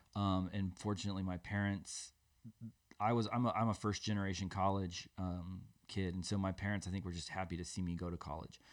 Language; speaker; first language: English; native; English